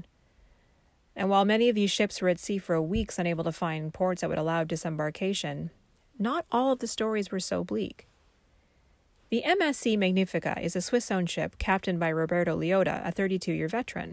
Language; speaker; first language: English; native; English